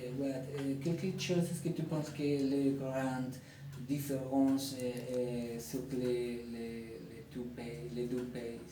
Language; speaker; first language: French; non-native, learner; Spanish